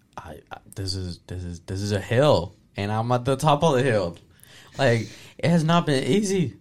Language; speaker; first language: English; early bilingual, other home language; Spanish